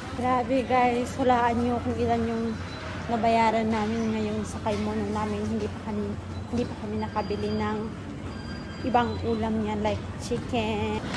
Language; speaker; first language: Filipino; native; Filipino